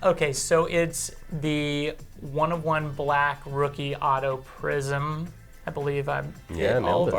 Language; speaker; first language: English; native; English